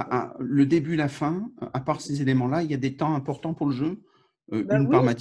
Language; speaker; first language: French; native; French